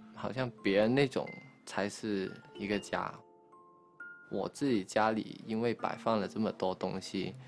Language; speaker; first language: Chinese; native; Chinese